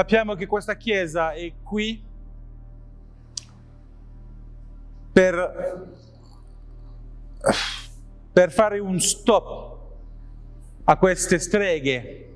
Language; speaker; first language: Italian; non-native, learner; French